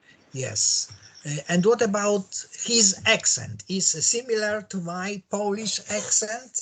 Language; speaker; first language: English; non-native, learner; Polish